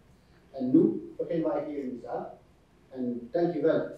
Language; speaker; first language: Dutch; non-native, fluent; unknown